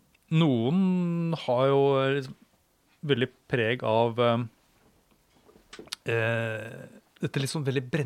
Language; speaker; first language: Norwegian; native; Norwegian